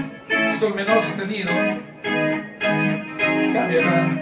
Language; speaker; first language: Spanish; native; Spanish